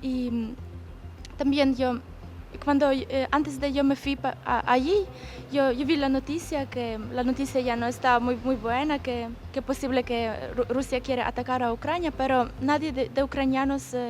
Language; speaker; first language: Spanish; non-native, fluent; Ukrainian